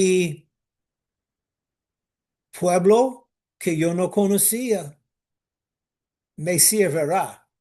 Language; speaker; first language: Spanish; non-native, fluent; English